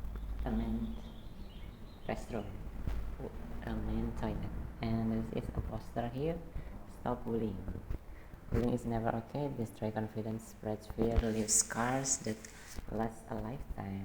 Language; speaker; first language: English; non-native, learner; Indonesian